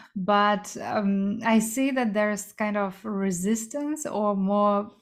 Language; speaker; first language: English; early bilingual, other home language; Korean